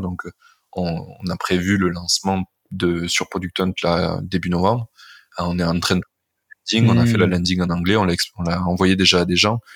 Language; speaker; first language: French; native; French